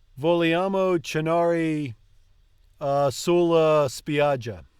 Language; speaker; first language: Italian; non-native, learner; English